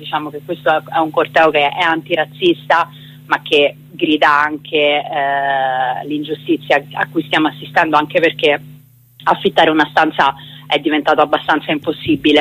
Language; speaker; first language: Italian; native; Italian